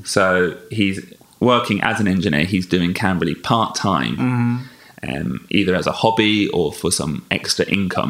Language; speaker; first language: English; native; English